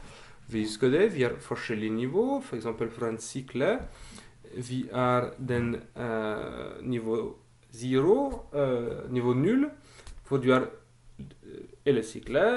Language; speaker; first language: Norwegian; non-native, fluent; French